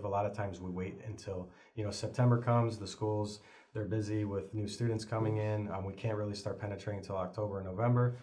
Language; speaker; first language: English; native; English